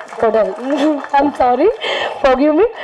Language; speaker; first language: Tamil; non-native, learner; Kannada